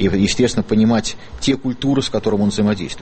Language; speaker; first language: Russian; native; Russian